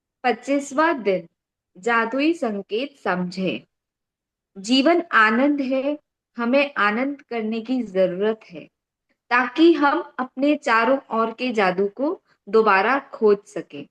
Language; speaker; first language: Hindi; native; Hindi